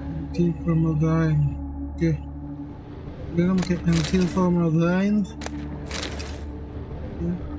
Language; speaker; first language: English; non-native, learner; Indonesian